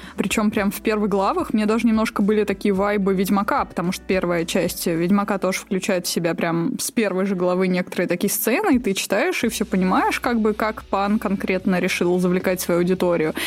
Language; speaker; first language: Russian; native; Russian